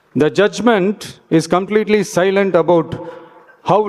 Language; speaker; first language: English; non-native, local second language; Tamil